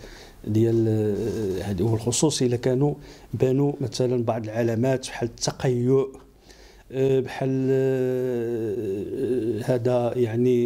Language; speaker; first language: Arabic; native; Arabic